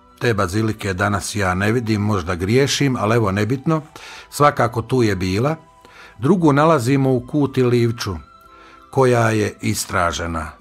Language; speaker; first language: Croatian; native; Croatian